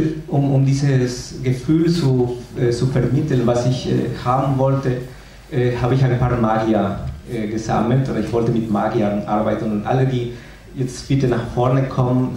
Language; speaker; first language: German; non-native, fluent; Spanish